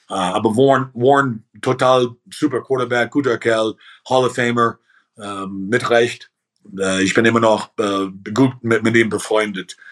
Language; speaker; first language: German; early bilingual, heritage; German